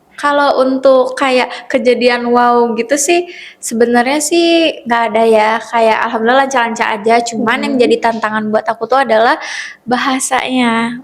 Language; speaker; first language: Indonesian; native; Indonesian